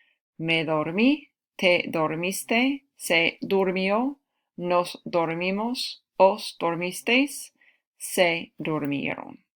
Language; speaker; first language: Spanish; non-native, fluent; English